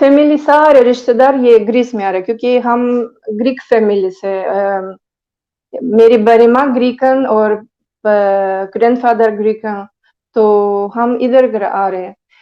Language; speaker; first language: Hindi; non-native, learner; Greek